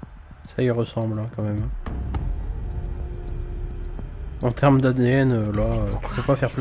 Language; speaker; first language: French; native; French